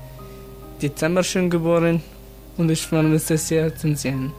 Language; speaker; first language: German; non-native, learner; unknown